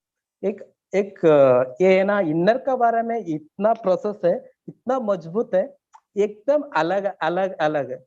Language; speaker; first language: Hindi; non-native, learner; Kannada